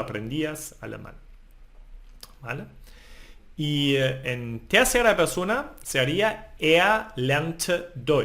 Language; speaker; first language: Spanish; non-native, fluent; German